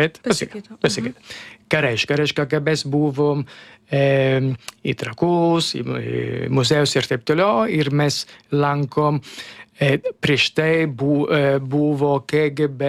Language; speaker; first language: Lithuanian; non-native, learner; Italian